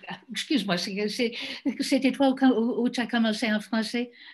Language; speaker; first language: French; non-native, fluent; English